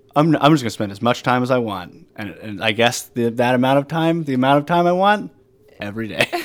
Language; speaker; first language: English; native; English